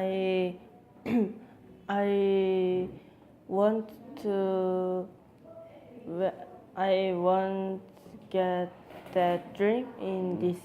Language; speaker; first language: English; non-native, learner; Korean